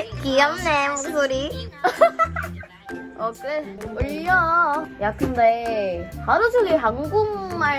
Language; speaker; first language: Korean; non-native, learner; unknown